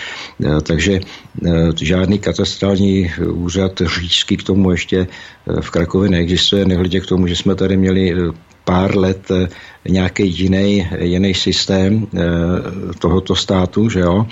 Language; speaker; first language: Czech; native; Czech